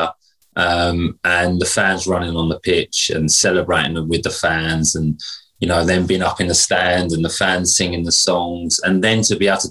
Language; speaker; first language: English; native; English